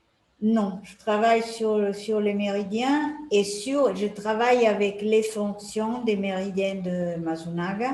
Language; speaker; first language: French; non-native, fluent; Italian